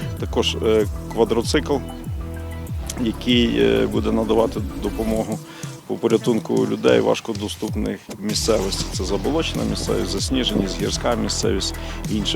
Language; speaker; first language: Ukrainian; native; Ukrainian